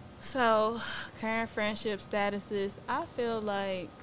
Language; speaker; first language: English; native; English